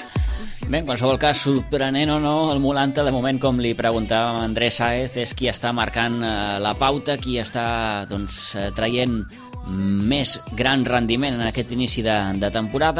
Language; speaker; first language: Catalan; native; Catalan